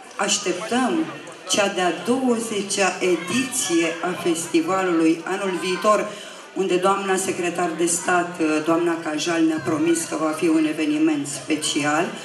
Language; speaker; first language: Romanian; non-native, local second language; Serbian